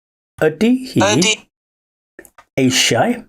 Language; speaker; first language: Welsh; non-native, learner; English